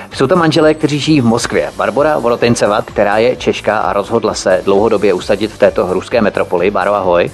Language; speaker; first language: Czech; native; Czech